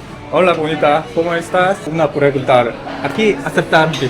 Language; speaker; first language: Spanish; non-native, learner; Korean